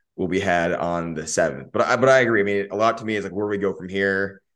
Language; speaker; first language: English; native; English